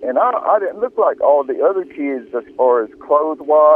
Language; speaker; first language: English; early bilingual, other home language; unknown